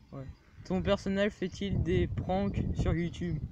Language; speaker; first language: French; native; French